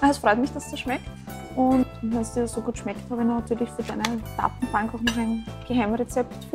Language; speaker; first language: German; native; German